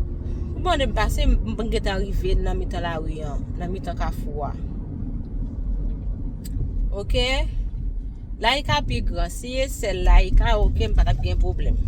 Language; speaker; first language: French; non-native, learner; Haitian Creole